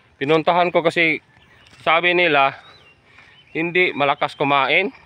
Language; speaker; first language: Filipino; non-native, local second language; Cebuano